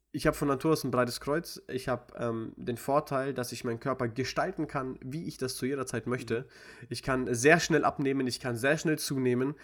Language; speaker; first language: German; early bilingual, other home language; Russian